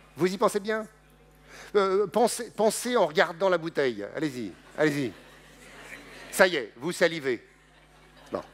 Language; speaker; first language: French; native; French